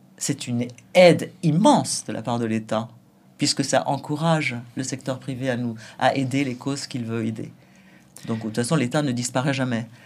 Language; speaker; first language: French; native; French